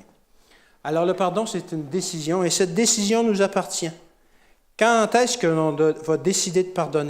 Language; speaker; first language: French; native; French